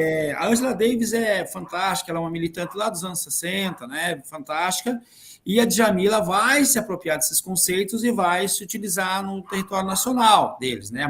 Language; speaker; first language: Portuguese; native; Portuguese